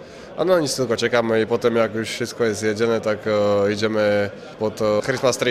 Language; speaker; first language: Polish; non-native, learner; Slovak